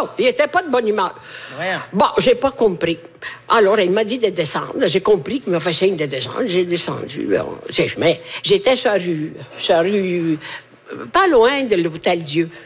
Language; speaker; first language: French; non-native, fluent; Italian